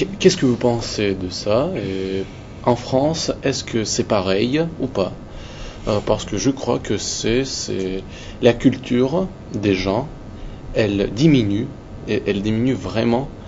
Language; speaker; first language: French; non-native, learner; Russian